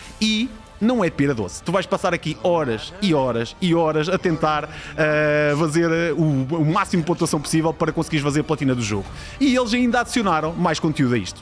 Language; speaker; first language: Portuguese; native; Portuguese